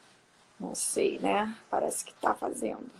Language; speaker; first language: Portuguese; native; Portuguese